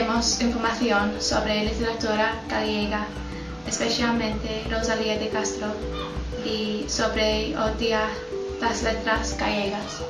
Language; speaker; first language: Galician; non-native, learner; English